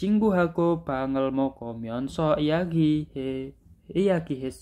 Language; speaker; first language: Korean; non-native, learner; Indonesian